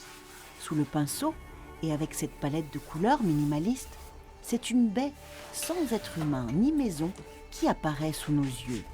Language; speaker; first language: French; native; French